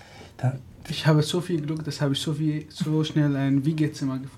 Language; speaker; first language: German; non-native, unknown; Arabic